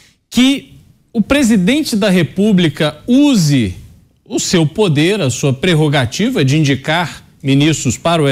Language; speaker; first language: Portuguese; native; Portuguese